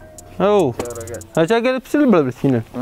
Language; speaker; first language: Italian; non-native, learner; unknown